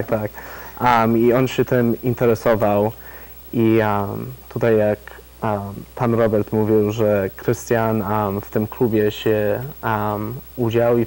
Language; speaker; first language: Polish; early bilingual, heritage; Polish